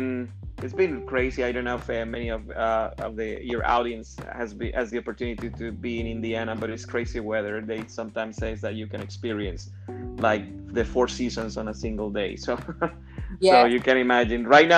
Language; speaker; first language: English; non-native, fluent; Spanish